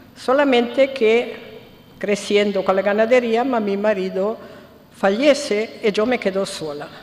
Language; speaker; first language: Spanish; non-native, fluent; Italian